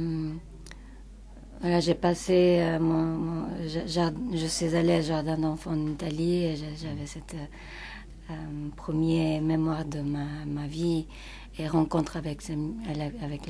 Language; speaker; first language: French; non-native, fluent; Japanese